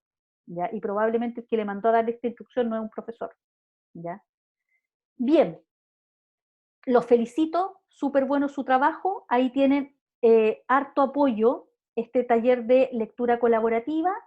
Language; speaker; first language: Spanish; native; Spanish